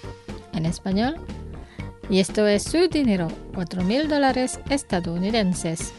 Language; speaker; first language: Spanish; non-native, fluent; Indonesian